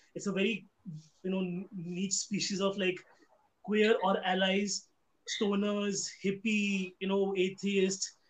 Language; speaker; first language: English; non-native, local second language; Hindi